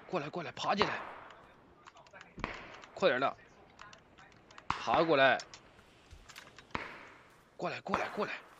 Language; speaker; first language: Chinese; native; Chinese